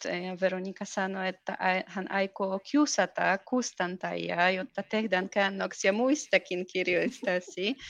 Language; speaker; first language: Finnish; non-native, fluent; Polish